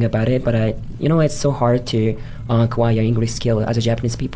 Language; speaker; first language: English; non-native, fluent; Japanese